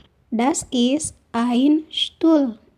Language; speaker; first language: German; non-native, fluent; Indonesian